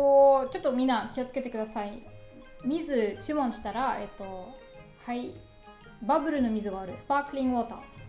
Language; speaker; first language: Japanese; non-native, learner; German